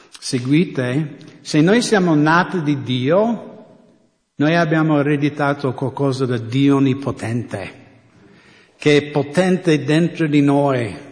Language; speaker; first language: Italian; non-native, fluent; English